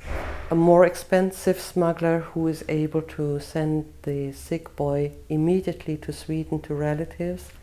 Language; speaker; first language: English; non-native, fluent; German